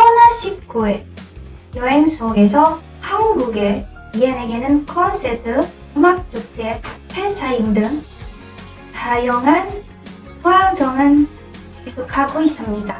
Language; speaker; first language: Korean; non-native, learner; Indonesian